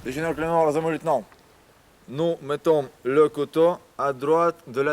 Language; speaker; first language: French; non-native, learner; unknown